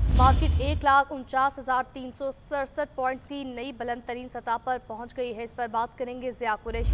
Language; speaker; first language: Urdu; native; Urdu